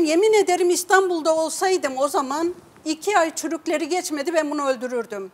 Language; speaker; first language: Turkish; native; Turkish